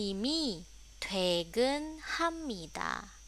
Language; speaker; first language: Korean; non-native, fluent; Indonesian